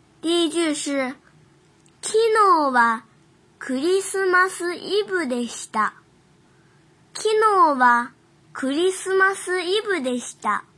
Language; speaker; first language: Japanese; non-native, fluent; Chinese